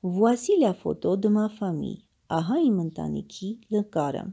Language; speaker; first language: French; non-native, fluent; Armenian